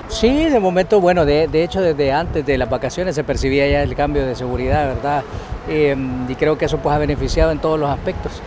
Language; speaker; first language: Spanish; native; Spanish